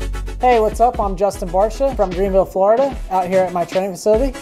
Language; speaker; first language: English; native; English